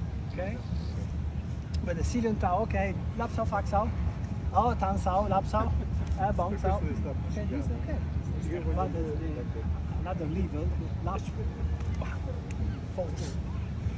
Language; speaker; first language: English; non-native, learner; Italian